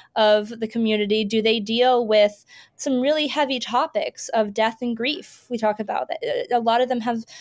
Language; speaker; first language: English; native; English